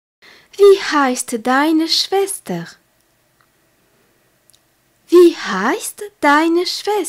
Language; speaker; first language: German; non-native, fluent; French